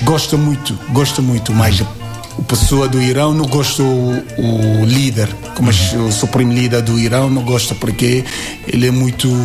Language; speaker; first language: Portuguese; non-native, learner; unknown